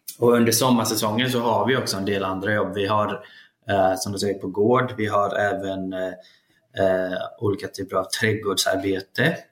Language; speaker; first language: Swedish; early bilingual, other home language; Icelandic